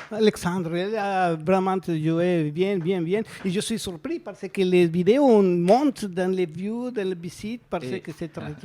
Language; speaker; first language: French; non-native, learner; Spanish